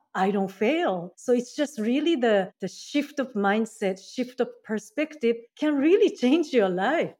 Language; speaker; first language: English; non-native, fluent; Japanese